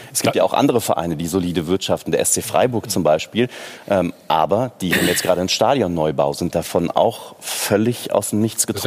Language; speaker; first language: German; native; German